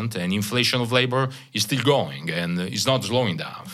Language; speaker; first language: English; non-native, fluent; Italian